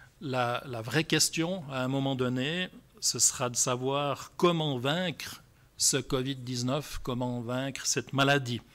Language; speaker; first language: French; native; French